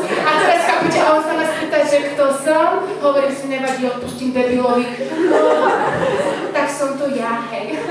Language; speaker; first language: Slovak; native; Slovak